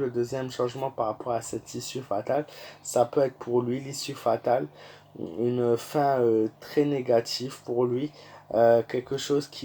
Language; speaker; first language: French; native; French